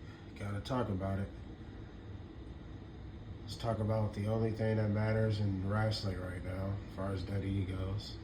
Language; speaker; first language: English; native; English